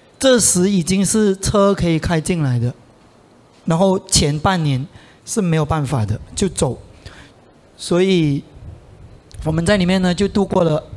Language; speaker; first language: Chinese; native; Chinese